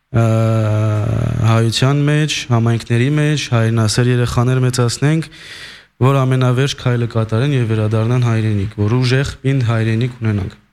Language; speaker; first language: Armenian; early bilingual, heritage; Armenian